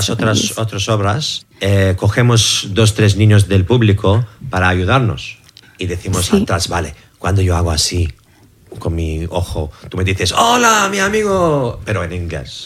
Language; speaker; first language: Spanish; non-native, learner; English